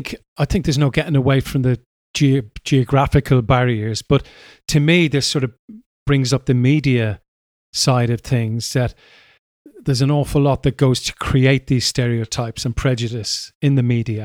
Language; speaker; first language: English; native; English